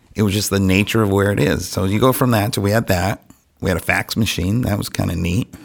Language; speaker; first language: English; native; English